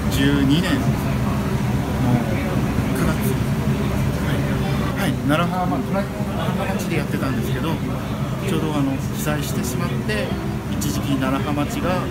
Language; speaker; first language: Japanese; native; Japanese